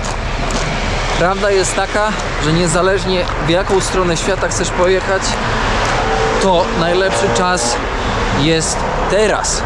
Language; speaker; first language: Polish; native; Polish